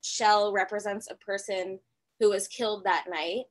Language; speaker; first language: English; native; English